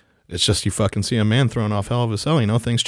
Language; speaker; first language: English; native; English